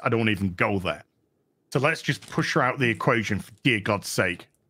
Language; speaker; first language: English; native; English